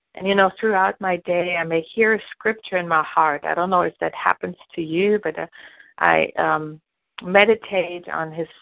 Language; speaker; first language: English; non-native, fluent; German